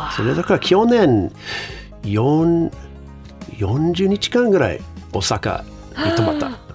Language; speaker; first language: Japanese; non-native, learner; English